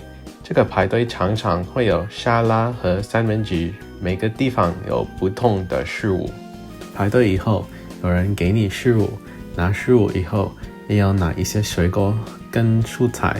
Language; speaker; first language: Chinese; non-native, learner; English